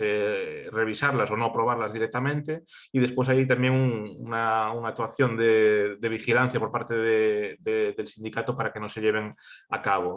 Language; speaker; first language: Spanish; native; Spanish